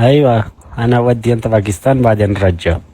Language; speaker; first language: Arabic; non-native, learner; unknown